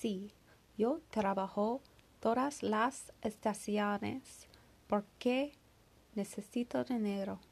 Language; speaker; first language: Spanish; non-native, learner; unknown